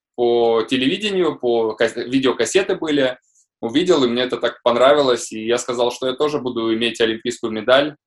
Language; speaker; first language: Russian; native; Russian